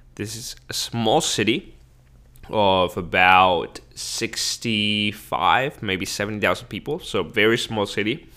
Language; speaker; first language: English; early bilingual, other home language; Spanish